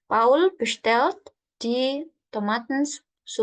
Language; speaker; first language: German; non-native, learner; Indonesian